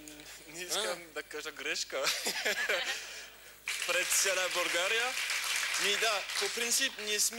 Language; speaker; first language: Bulgarian; non-native, learner; French